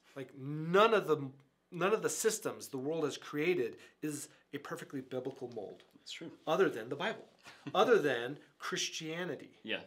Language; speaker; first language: English; native; English